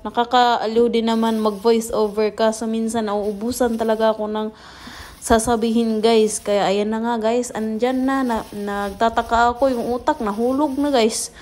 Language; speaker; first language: Filipino; non-native, local second language; Cebuano